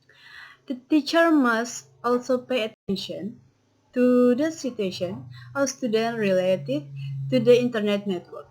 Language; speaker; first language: English; non-native, learner; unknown